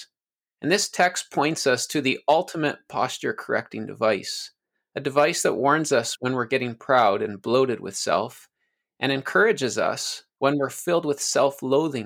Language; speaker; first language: English; native; English